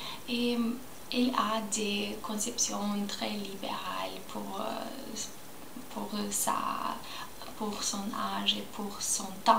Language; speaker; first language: French; non-native, learner; Spanish